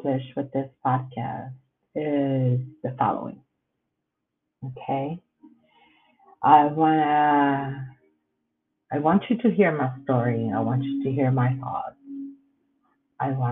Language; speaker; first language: English; non-native, fluent; Spanish